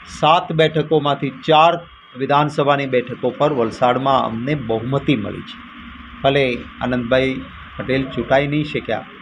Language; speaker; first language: Gujarati; native; Gujarati